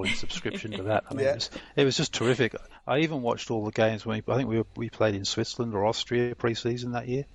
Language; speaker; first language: English; native; English